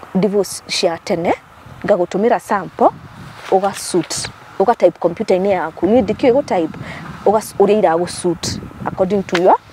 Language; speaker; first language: Kikuyu; non-native, local second language; Meru